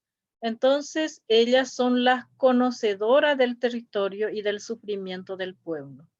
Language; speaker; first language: Spanish; non-native, local second language; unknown